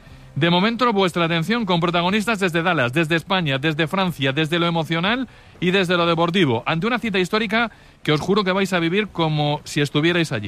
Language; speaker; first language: Spanish; native; Spanish